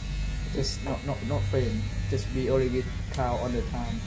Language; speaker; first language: English; non-native, learner; Thai